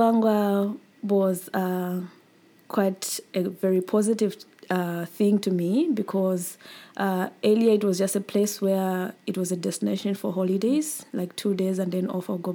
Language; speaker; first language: English; non-native, local second language; Nyanja